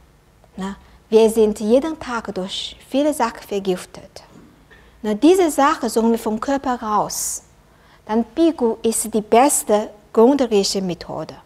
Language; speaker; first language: German; non-native, learner; Chinese